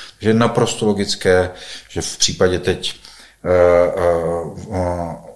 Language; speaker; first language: Czech; native; Czech